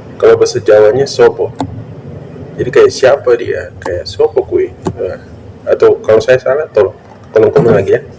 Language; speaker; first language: Indonesian; non-native, local second language; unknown